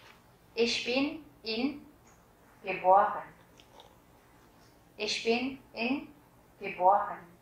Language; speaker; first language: German; non-native, fluent; Vietnamese